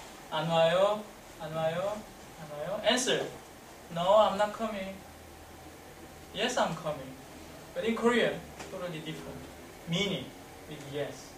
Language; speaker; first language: English; non-native, fluent; Korean